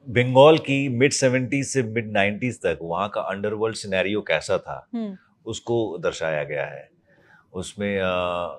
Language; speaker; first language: Hindi; native; Hindi